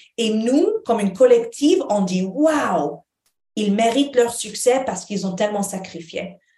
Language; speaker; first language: French; non-native, fluent; Arabic